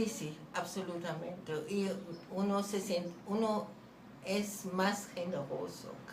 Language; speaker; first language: Spanish; non-native, fluent; German